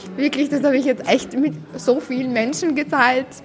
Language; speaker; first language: German; early bilingual, heritage; Arabic